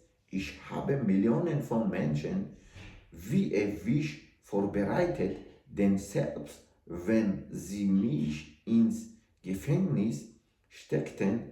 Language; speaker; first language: German; non-native, learner; Tajik